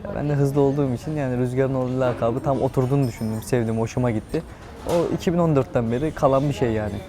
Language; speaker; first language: Turkish; native; Turkish